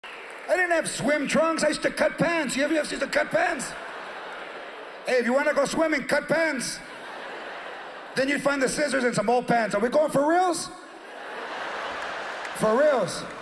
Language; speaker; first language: English; early bilingual, other home language; Spanish